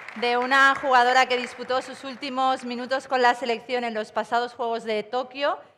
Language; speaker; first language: Spanish; native; Spanish